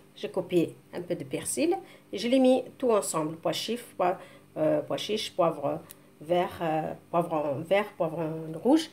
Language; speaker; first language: French; non-native, local second language; Arabic